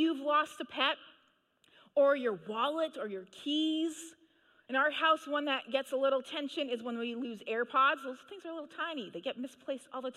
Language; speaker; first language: English; native; English